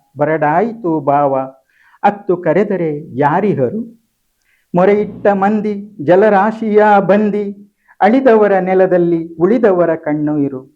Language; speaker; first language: Kannada; native; Kannada